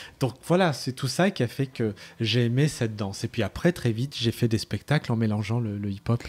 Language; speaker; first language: French; early bilingual, other home language; Arabic